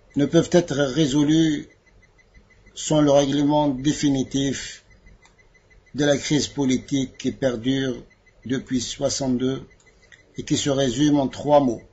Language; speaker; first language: French; non-native, local second language; Arabic